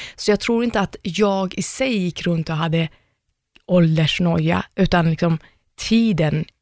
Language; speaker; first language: Swedish; early bilingual, other home language; Persian